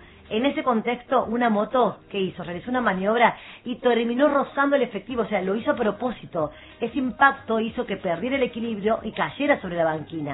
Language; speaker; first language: Spanish; native; Spanish